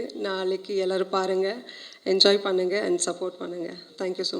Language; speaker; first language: Tamil; non-native, learner; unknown